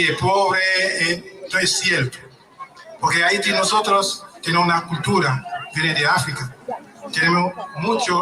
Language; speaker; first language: Spanish; non-native, learner; Haitian Creole